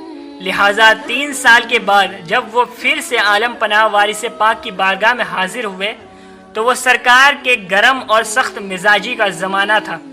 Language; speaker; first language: Urdu; native; Urdu